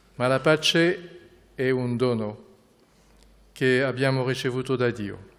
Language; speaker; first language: Italian; non-native, fluent; French